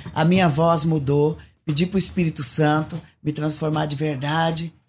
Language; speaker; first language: Portuguese; native; Portuguese